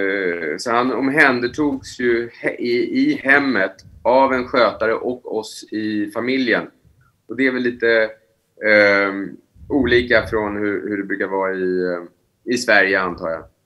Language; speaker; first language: Swedish; native; Swedish